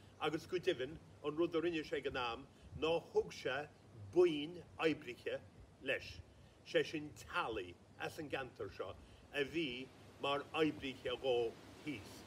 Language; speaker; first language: Irish; native; Irish